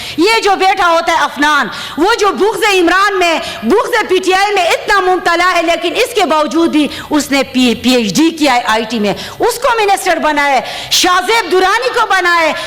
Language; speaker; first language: Urdu; non-native, local second language; Khowar